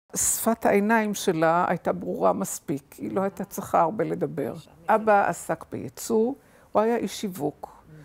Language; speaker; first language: Hebrew; early bilingual, other home language; German